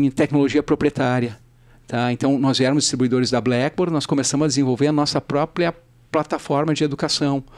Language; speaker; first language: Portuguese; native; Portuguese